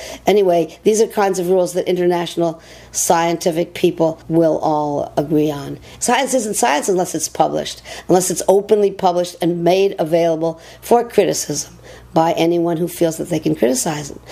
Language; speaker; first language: English; native; English